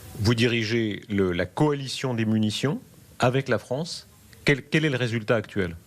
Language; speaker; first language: French; native; French